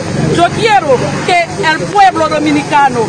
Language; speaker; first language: Spanish; non-native, fluent; Haitian Creole